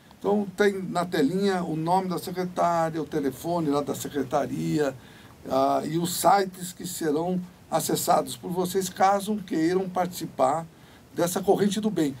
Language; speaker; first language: Portuguese; native; Portuguese